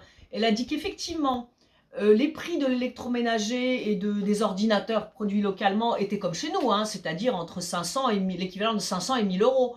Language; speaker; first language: French; early bilingual, other home language; Polish